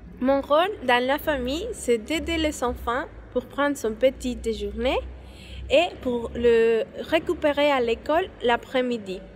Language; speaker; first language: French; non-native, learner; Spanish